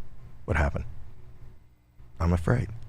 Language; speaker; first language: English; native; English